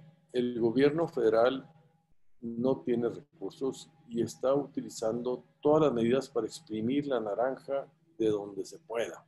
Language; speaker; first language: Spanish; native; Spanish